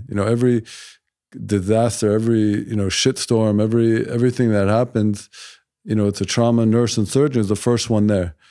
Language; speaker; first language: English; native; English